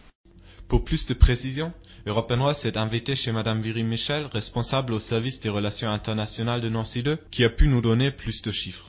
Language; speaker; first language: French; native; French